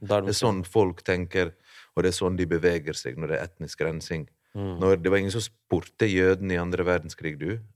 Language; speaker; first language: Norwegian; early bilingual, other home language; Bosnian